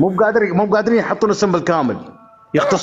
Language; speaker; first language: Arabic; native; Arabic